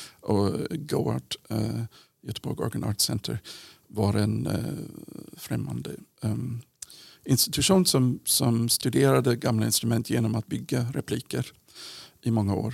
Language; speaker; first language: Swedish; non-native, fluent; English